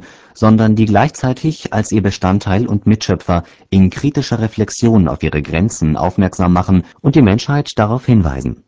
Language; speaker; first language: German; native; German